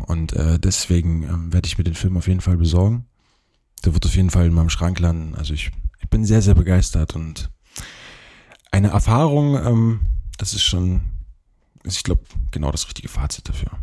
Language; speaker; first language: German; native; German